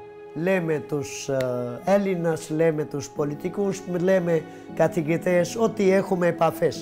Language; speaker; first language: Greek; non-native, fluent; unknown